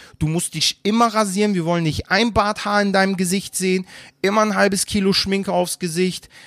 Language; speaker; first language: German; early bilingual, other home language; Turkish